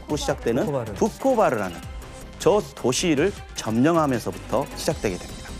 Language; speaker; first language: Korean; native; Korean